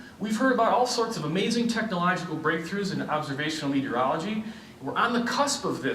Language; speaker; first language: English; native; English